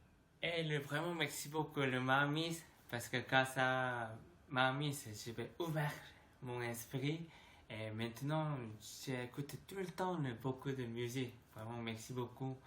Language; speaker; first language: French; non-native, learner; Korean